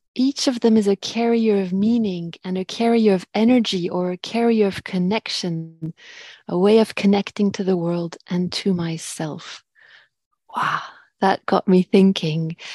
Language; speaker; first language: English; non-native, fluent; French